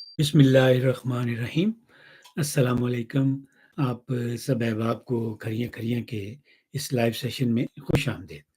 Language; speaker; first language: Urdu; non-native, local second language; Punjabi